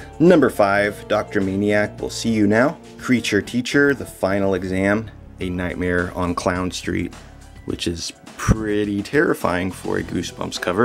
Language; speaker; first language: English; native; English